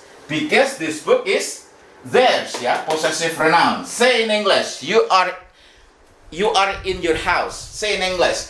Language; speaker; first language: English; non-native, fluent; Indonesian